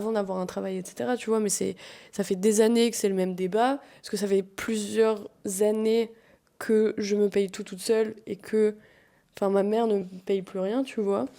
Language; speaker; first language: French; native; French